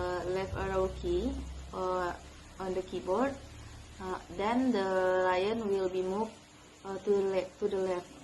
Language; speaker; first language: English; non-native, learner; Indonesian